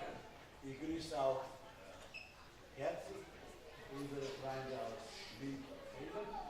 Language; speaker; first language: German; non-native, fluent; Slovenian